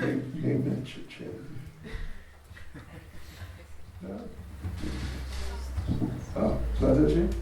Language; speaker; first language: Russian; non-native, learner; English